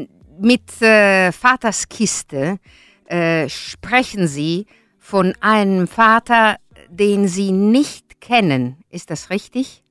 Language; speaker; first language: German; non-native, learner; Italian